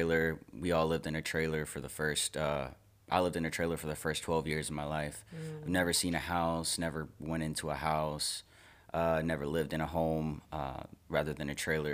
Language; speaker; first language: English; native; English